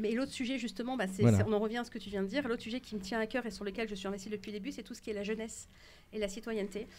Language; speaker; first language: French; native; French